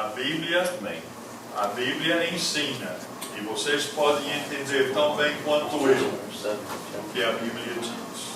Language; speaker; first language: Portuguese; non-native, fluent; English